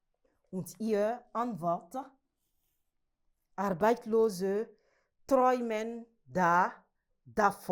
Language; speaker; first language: German; non-native, learner; French